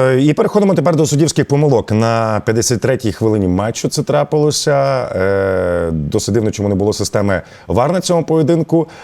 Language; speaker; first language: Ukrainian; native; Ukrainian